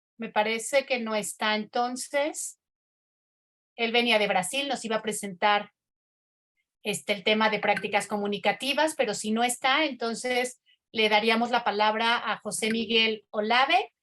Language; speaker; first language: Spanish; native; Spanish